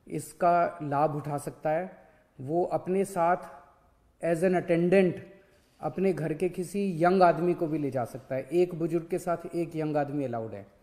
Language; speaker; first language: Hindi; native; Hindi